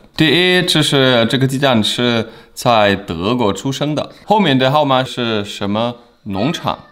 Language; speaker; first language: Chinese; non-native, fluent; German